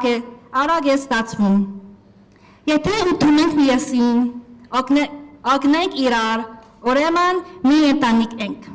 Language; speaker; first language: Armenian; non-native, learner; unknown